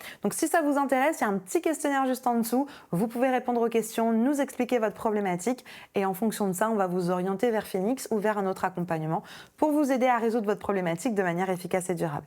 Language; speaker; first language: French; native; French